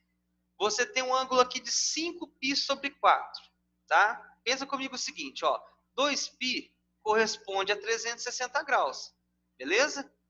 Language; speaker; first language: Portuguese; native; Portuguese